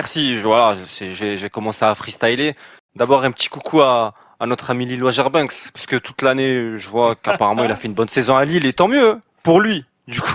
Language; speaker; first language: French; native; French